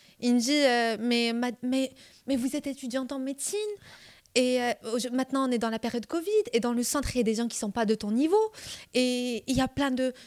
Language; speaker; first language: French; non-native, local second language; Arabic